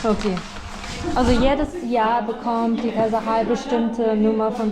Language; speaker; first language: German; non-native, learner; Chinese